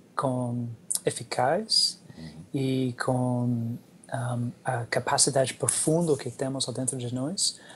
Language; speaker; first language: Portuguese; non-native, learner; English